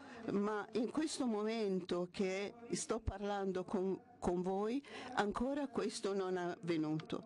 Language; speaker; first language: Italian; non-native, fluent; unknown